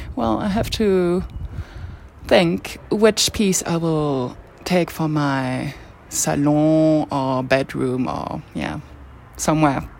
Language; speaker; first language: English; non-native, fluent; French